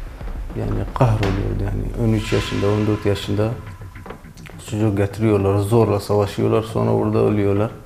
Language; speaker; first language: Turkish; non-native, learner; Kurdish